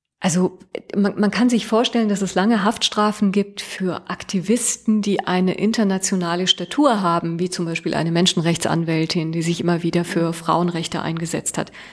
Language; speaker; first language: German; early bilingual, other home language; Persian